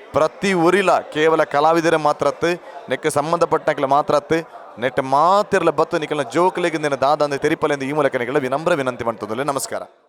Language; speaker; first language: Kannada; non-native, local second language; Tulu